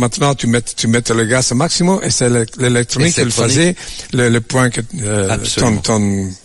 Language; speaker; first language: French; non-native, learner; Italian